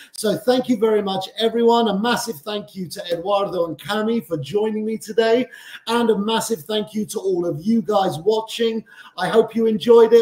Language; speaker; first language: English; native; English